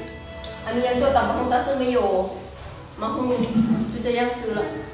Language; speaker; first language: Chinese; non-native, learner; Lao